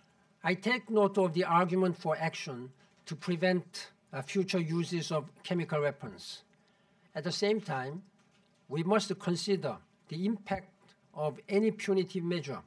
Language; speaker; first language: English; non-native, fluent; Korean